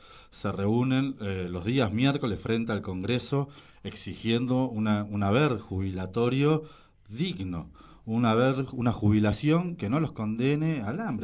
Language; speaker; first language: Spanish; native; Spanish